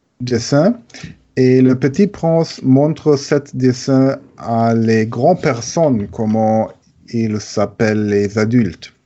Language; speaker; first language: French; non-native, learner; German